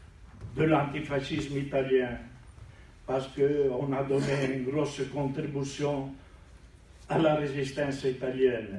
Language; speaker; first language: French; non-native, fluent; Italian